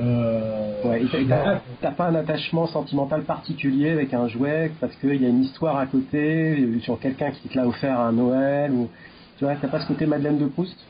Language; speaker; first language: French; native; French